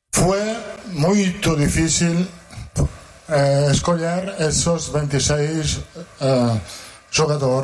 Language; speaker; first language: Portuguese; non-native, fluent; Italian